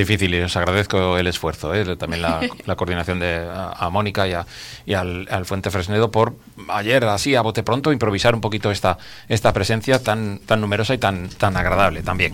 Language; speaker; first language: Spanish; native; Spanish